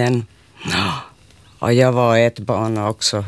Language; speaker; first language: Swedish; non-native, local second language; Finnish